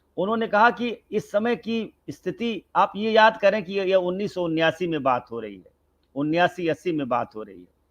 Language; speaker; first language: Hindi; non-native, local second language; Bhojpuri